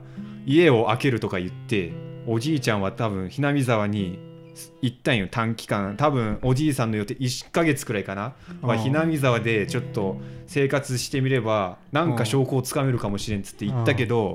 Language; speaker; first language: Japanese; native; Japanese